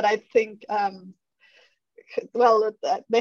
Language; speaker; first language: English; non-native, fluent; Spanish